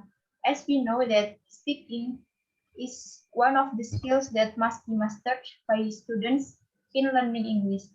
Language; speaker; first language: English; non-native, fluent; Indonesian